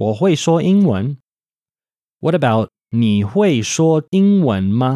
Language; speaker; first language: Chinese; non-native, fluent; English